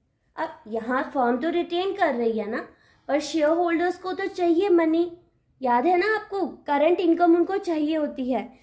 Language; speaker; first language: Hindi; native; Hindi